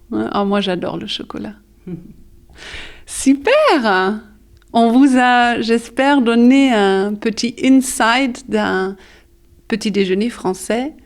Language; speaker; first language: French; early bilingual, heritage; French